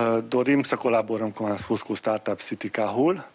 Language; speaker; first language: Romanian; non-native, local second language; Hungarian